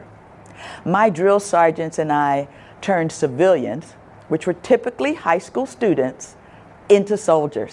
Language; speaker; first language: English; native; English